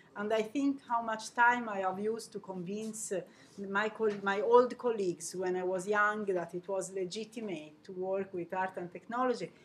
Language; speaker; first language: English; non-native, fluent; Italian